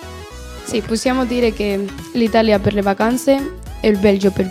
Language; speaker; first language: Italian; non-native, learner; Spanish